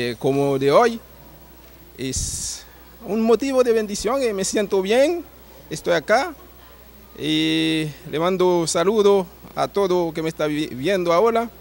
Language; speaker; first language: Spanish; non-native, learner; Haitian Creole